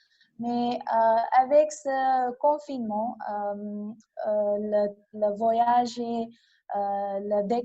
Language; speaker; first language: French; non-native, learner; Malayalam